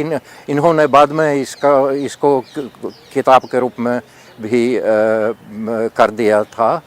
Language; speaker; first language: Hindi; non-native, fluent; Polish